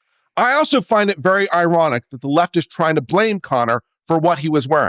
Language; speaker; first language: English; native; English